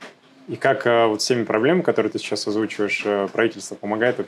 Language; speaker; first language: Russian; native; Russian